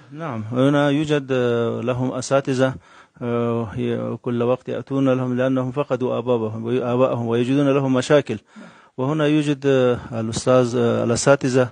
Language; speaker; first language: Arabic; non-native, fluent; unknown